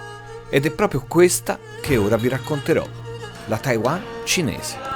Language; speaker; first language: Italian; native; Italian